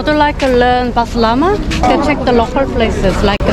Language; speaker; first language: English; non-native, fluent; Korean